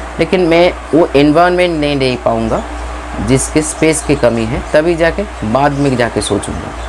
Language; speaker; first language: Hindi; non-native, local second language; Bangla